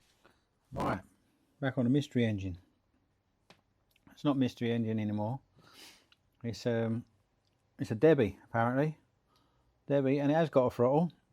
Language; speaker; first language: English; native; English